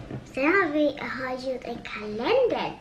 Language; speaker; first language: Swedish; early bilingual, other home language; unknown